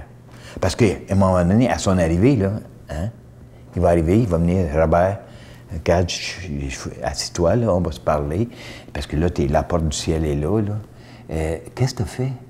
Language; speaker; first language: French; native; French